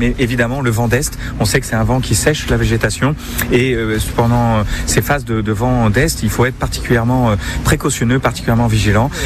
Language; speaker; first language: French; native; French